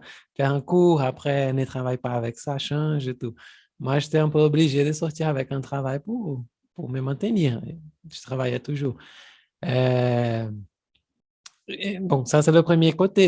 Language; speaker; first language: French; non-native, fluent; Portuguese